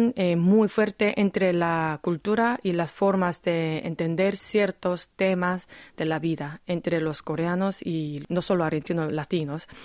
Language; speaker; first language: Spanish; non-native, fluent; Korean